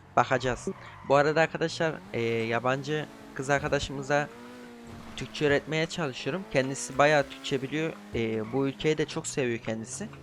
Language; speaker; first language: Turkish; native; Turkish